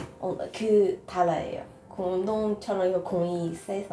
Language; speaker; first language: Korean; non-native, learner; Chinese